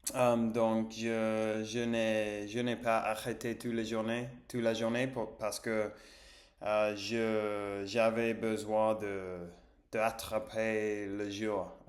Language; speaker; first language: French; non-native, learner; English